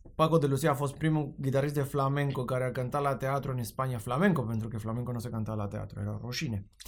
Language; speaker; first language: Romanian; non-native, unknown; Spanish